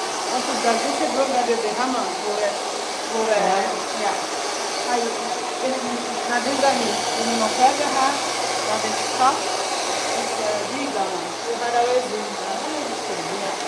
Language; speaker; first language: Dutch; non-native, learner; English